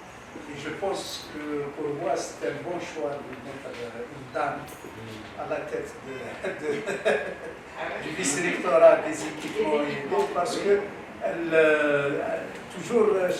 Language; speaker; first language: French; non-native, local second language; Arabic